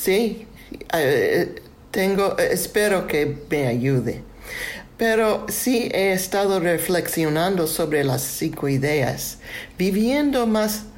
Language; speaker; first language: Spanish; non-native, learner; English